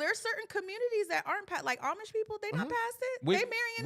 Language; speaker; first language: English; native; English